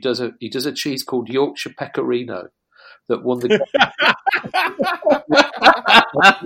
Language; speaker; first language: English; native; English